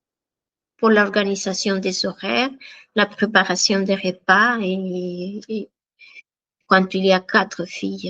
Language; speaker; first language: French; non-native, fluent; Spanish